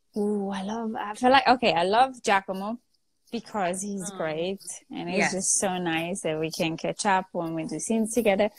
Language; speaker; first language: English; non-native, fluent; Italian